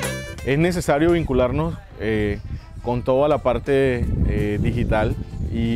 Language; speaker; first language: Spanish; native; Spanish